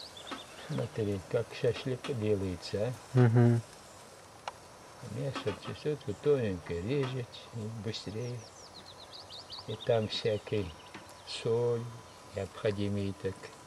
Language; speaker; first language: Russian; non-native, local second language; Uyghur